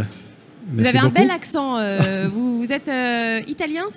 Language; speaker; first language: French; native; French